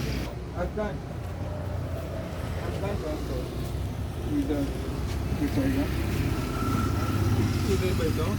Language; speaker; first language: Hindi; non-native, local second language; Malayalam